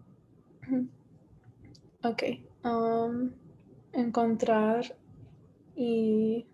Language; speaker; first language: Spanish; non-native, learner; English